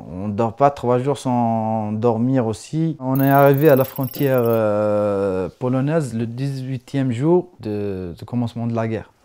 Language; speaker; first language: French; non-native, local second language; Arabic